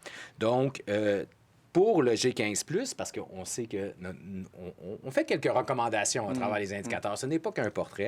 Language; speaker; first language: French; native; French